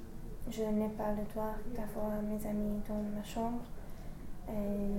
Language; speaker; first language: French; non-native, learner; English